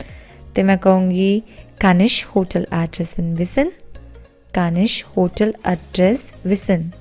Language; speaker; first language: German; non-native, fluent; Punjabi